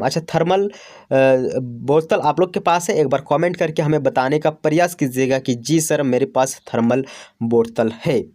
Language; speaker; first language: Hindi; native; Hindi